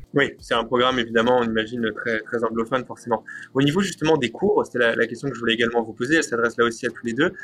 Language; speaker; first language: French; native; French